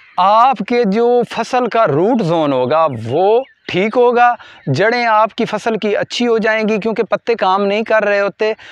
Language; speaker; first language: Urdu; non-native, local second language; Punjabi